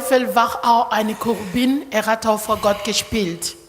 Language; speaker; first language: German; non-native, learner; Lingala